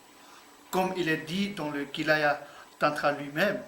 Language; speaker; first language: French; non-native, learner; Tibetan